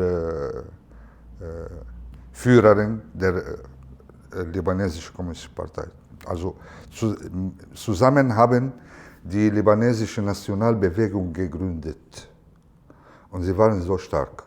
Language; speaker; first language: German; non-native, fluent; Arabic